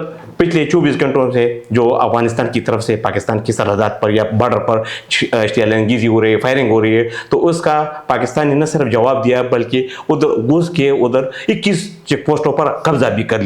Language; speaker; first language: Urdu; non-native, local second language; Pashto